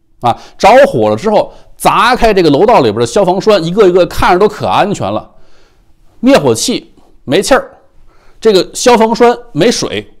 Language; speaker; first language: Chinese; native; Chinese